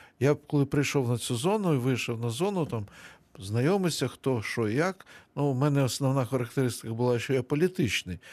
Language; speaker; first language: Ukrainian; non-native, local second language; Russian